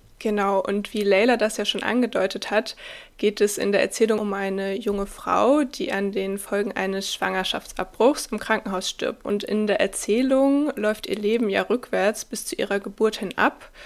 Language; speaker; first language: German; native; German